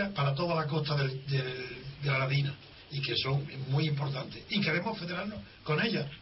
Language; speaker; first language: Spanish; native; Spanish